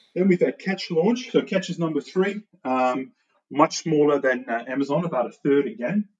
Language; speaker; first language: English; non-native, fluent; Dutch